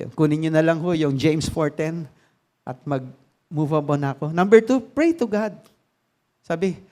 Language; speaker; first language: Filipino; native; Filipino